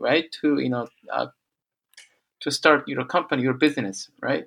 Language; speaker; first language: English; non-native, fluent; Korean